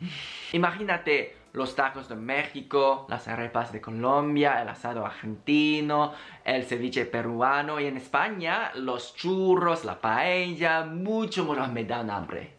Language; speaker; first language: Spanish; non-native, learner; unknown